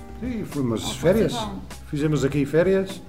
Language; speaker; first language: Portuguese; non-native, learner; Dutch